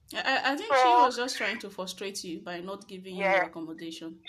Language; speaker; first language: English; non-native, local second language; Bini